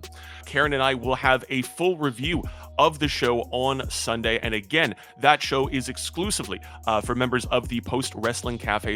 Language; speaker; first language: English; native; English